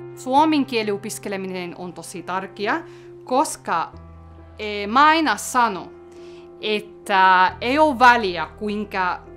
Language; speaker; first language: Finnish; non-native, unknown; Spanish